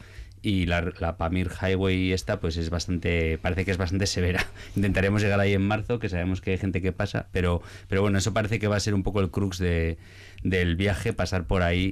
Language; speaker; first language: Spanish; native; Spanish